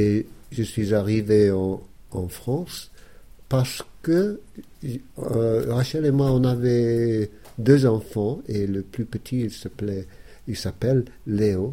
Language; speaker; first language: French; non-native, fluent; English